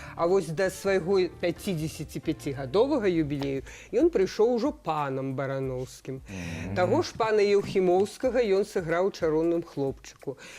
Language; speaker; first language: Belarusian; native; Belarusian